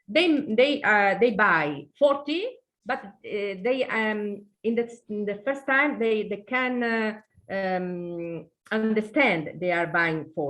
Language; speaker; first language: English; non-native, learner; Italian